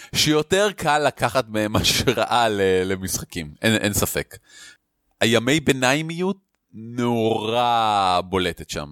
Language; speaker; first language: Hebrew; native; Hebrew